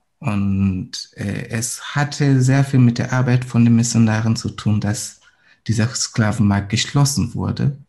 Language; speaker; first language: German; non-native, fluent; Swahili